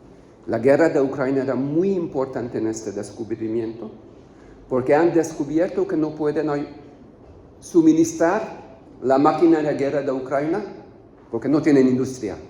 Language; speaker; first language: Spanish; non-native, learner; Hungarian